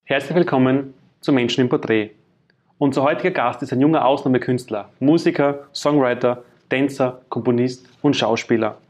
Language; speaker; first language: German; native; German